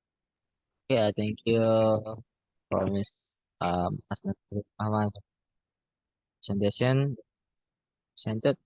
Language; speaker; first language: English; non-native, learner; Indonesian